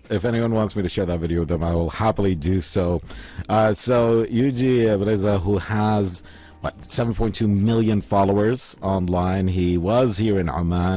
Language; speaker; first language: English; non-native, fluent; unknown